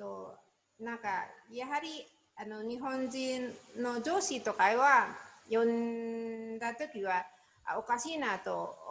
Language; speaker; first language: Japanese; non-native, learner; Indonesian